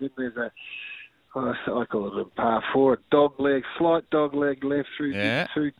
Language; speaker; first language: English; native; English